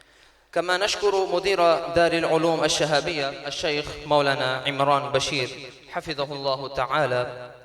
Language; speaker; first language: Arabic; non-native, learner; Urdu